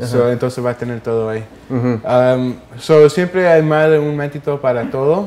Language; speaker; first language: Spanish; early bilingual, heritage; English